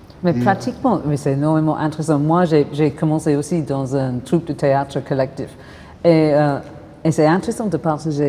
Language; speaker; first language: French; non-native, fluent; English